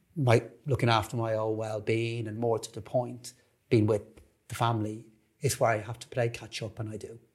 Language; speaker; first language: English; native; English